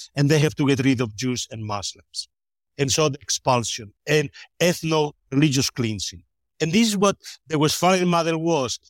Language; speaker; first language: English; non-native, fluent; Spanish